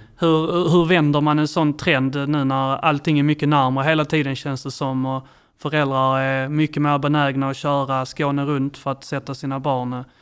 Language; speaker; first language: Swedish; native; Swedish